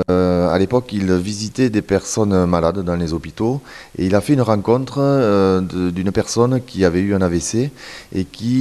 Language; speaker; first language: French; native; French